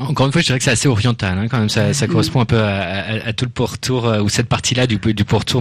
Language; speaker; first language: French; native; French